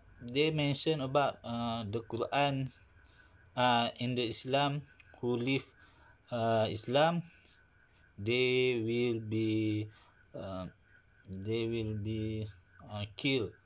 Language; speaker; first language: English; non-native, learner; Malay